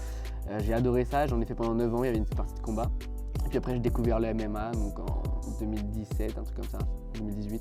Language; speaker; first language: French; native; French